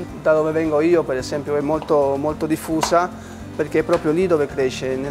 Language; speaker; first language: Italian; non-native, fluent; Spanish